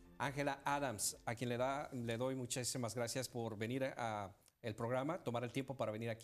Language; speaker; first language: Spanish; native; Spanish